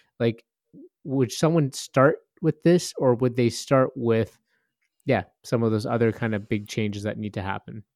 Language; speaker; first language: English; native; English